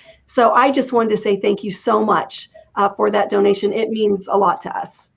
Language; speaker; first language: English; native; English